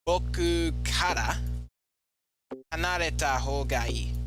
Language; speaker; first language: Japanese; non-native, learner; English